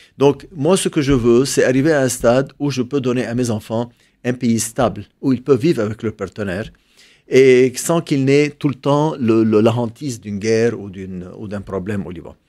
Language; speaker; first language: French; non-native, local second language; Arabic